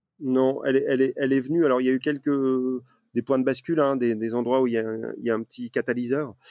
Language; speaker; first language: French; native; French